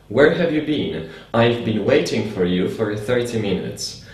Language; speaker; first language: English; non-native, fluent; Polish